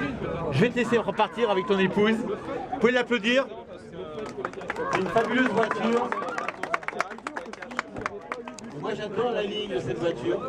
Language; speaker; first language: French; native; French